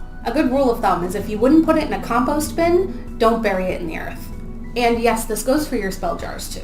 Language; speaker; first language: English; native; English